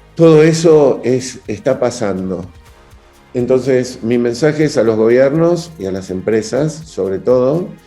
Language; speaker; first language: Spanish; native; Spanish